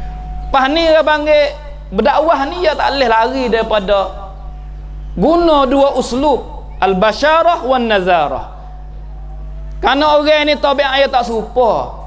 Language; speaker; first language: Malay; native; Malay